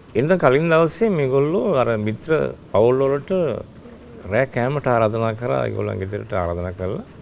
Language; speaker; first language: Sinhala; native; Sinhala